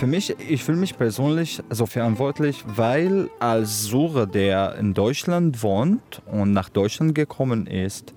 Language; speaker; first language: German; non-native, fluent; Arabic